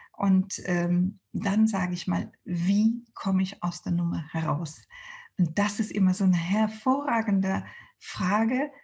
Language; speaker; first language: German; non-native, fluent; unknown